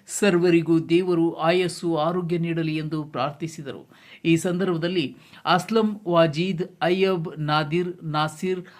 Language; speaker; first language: Kannada; native; Kannada